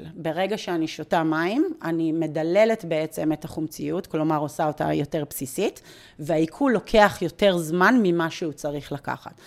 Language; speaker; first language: Hebrew; native; Hebrew